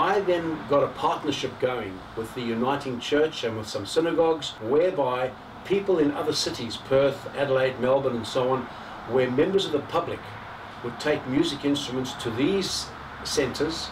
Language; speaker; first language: English; native; English